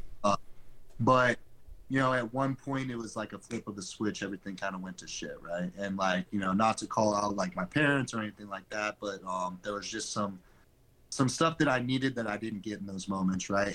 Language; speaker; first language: English; native; English